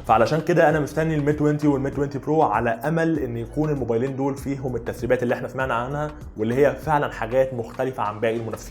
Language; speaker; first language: Arabic; native; Arabic